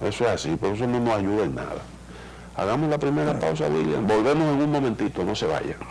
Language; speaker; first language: Spanish; native; Spanish